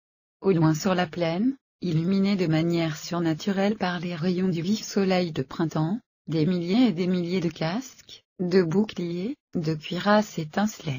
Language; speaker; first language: French; native; French